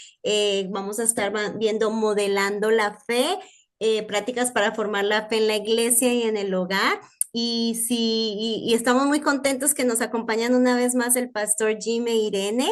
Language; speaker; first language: Spanish; native; Spanish